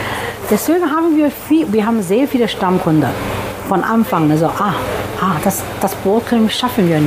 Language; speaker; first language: German; non-native, fluent; Chinese